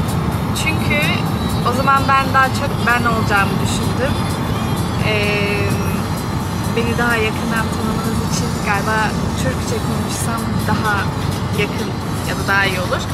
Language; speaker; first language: Turkish; early bilingual, heritage; Turkish